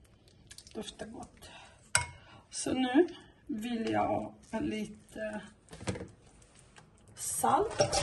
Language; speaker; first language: Swedish; non-native, learner; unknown